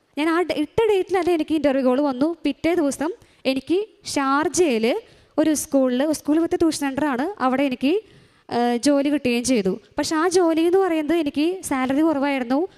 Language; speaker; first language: Malayalam; native; Malayalam